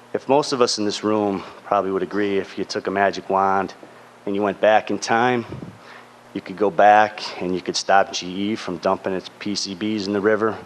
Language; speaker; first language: English; native; English